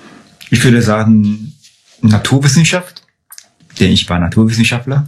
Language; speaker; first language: German; non-native, fluent; Chinese